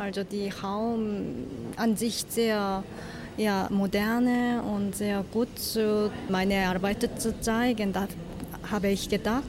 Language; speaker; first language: German; non-native, fluent; Korean